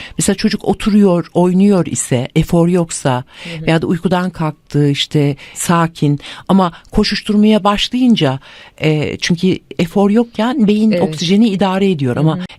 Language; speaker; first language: Turkish; native; Turkish